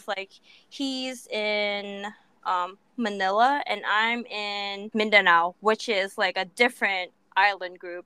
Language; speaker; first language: English; non-native, local second language; Cebuano